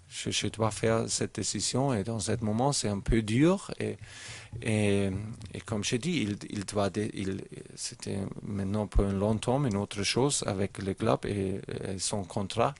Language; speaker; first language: French; non-native, learner; German